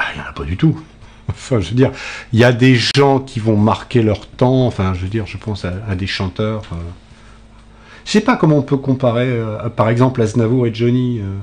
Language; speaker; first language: French; native; French